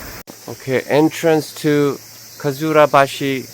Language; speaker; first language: English; non-native, fluent; Korean